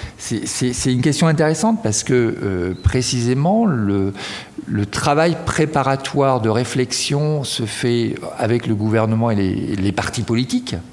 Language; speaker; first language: French; native; French